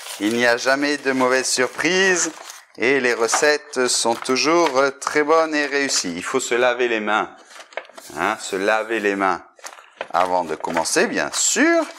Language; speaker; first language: French; native; French